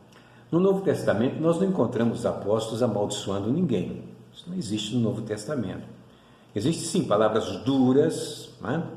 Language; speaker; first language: Portuguese; native; Portuguese